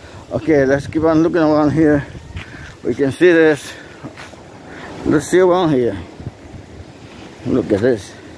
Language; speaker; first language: English; non-native, fluent; Spanish